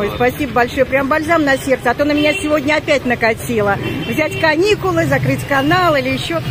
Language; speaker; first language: Russian; native; Russian